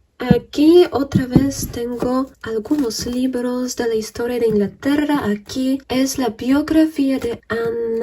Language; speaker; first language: Spanish; non-native, fluent; Polish